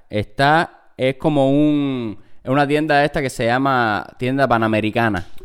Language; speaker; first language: Spanish; native; Spanish